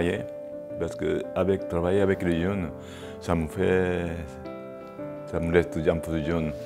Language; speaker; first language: French; non-native, fluent; Japanese